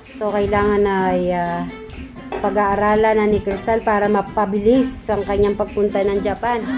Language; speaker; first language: Filipino; native; Filipino